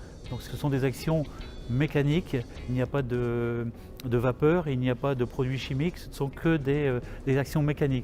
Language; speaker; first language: French; native; French